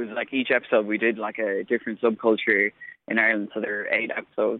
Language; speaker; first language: English; native; English